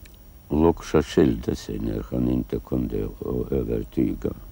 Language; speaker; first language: Swedish; non-native, fluent; Lithuanian